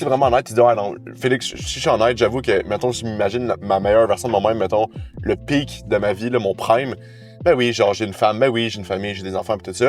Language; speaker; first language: French; native; French